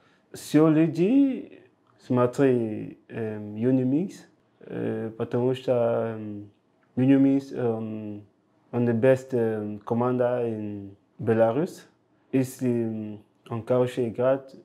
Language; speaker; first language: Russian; non-native, learner; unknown